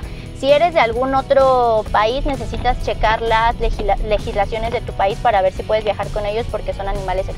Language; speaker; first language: Spanish; native; Spanish